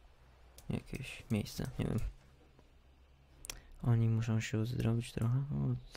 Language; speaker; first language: Polish; early bilingual, heritage; Polish